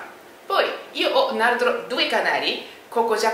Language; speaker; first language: Italian; non-native, learner; Japanese